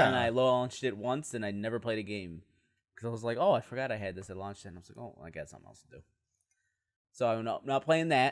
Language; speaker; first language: English; native; English